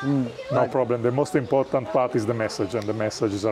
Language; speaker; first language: English; non-native, fluent; Italian